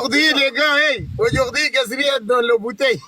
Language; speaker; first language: French; non-native, learner; Arabic